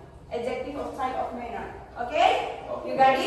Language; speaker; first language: English; non-native, learner; Indonesian